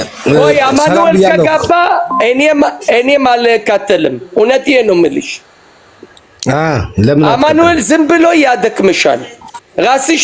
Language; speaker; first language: Amharic; non-native, fluent; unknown